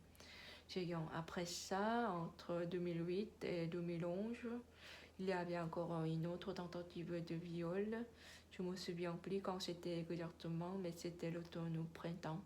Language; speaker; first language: French; non-native, learner; Korean